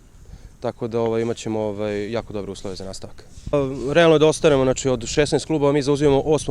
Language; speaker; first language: Serbian; native; Serbian